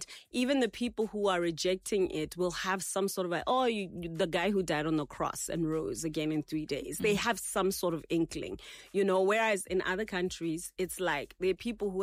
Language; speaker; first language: English; non-native, local second language; Tswana